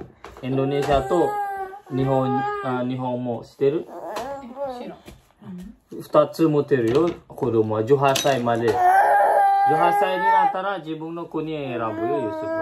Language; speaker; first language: Japanese; non-native, learner; Indonesian